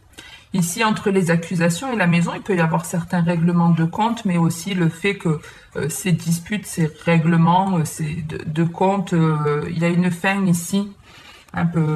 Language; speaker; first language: French; native; French